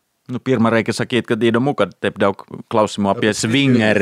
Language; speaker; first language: Lithuanian; non-native, learner; Finnish